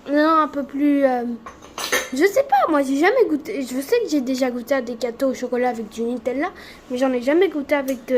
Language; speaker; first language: French; native; French